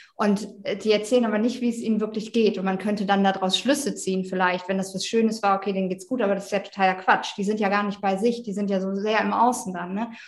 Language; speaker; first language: German; native; German